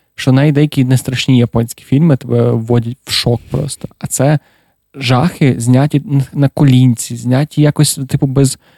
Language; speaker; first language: Ukrainian; non-native, local second language; Russian